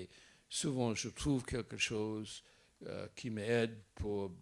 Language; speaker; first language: French; non-native, fluent; English